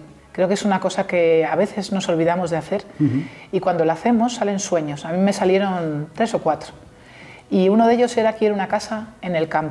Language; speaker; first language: Spanish; native; Spanish